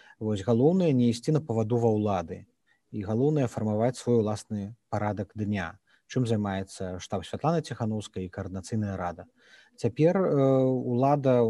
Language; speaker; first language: Belarusian; native; Belarusian